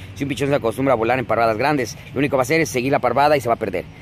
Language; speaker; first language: Spanish; native; Spanish